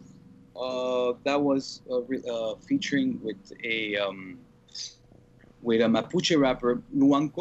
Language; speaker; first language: English; native; English